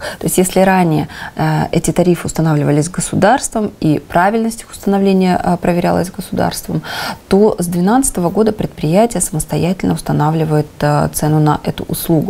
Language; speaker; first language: Russian; native; Russian